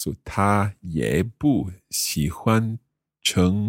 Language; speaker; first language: Chinese; non-native, learner; English